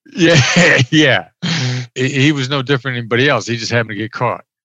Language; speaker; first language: English; native; English